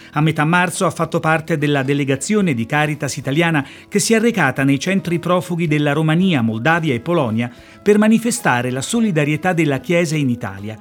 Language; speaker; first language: Italian; native; Italian